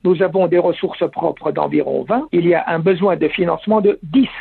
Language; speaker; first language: French; non-native, local second language; Arabic